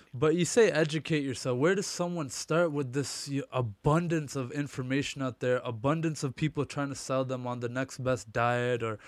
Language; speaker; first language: English; early bilingual, other home language; Hindi